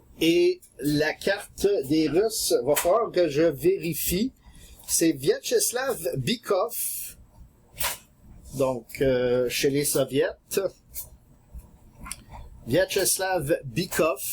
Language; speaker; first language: French; native; French